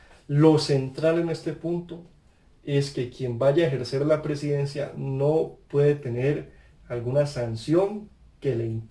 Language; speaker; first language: Spanish; native; Spanish